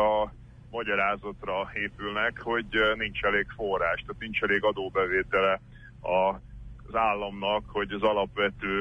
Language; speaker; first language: Hungarian; native; Hungarian